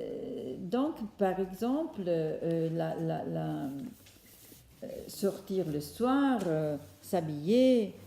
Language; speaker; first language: French; non-native, fluent; Italian